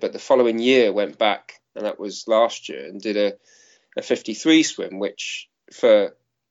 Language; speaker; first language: English; native; English